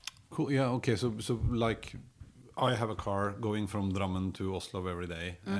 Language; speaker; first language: English; non-native, fluent; Norwegian